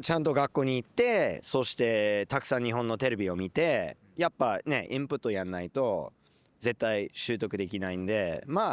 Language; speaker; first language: Japanese; non-native, fluent; English